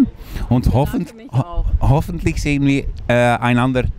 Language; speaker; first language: German; non-native, learner; Dutch